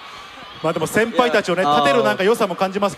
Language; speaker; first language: Japanese; native; Japanese